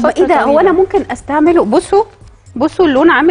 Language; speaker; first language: Arabic; native; Arabic